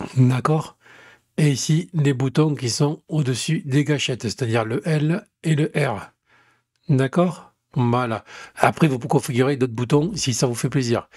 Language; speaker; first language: French; native; French